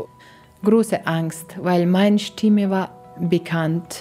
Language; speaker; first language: German; non-native, learner; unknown